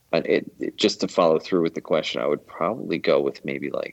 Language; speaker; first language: English; native; English